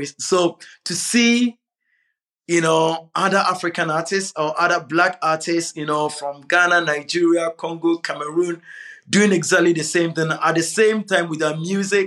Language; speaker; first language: English; non-native, local second language; Akan